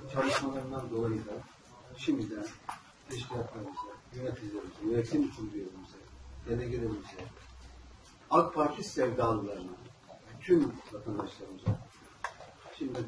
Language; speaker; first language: Turkish; native; Turkish